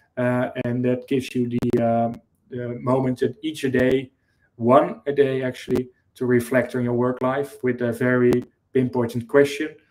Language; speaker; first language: English; non-native, fluent; Dutch